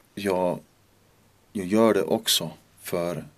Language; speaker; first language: Swedish; non-native, local second language; Finnish